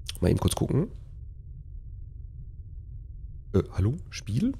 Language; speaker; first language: German; native; German